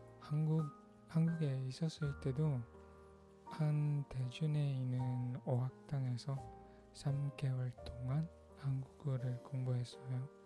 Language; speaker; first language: Korean; non-native, learner; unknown